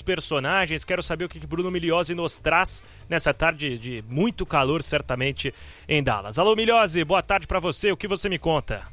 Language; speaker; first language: Portuguese; native; Portuguese